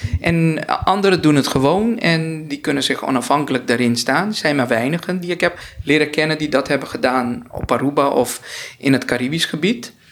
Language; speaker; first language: Dutch; non-native, local second language; Papiamento